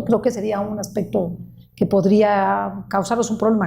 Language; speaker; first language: Spanish; native; Spanish